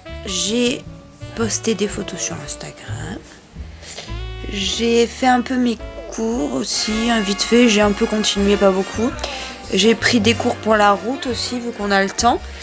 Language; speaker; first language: French; native; French